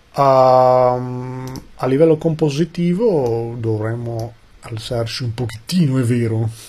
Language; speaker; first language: Italian; early bilingual, other home language; Albanian